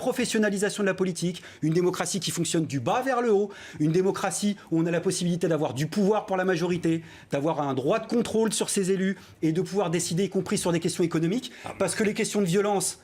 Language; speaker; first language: French; native; French